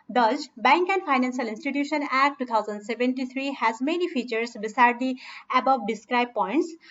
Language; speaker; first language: English; non-native, local second language; Nepali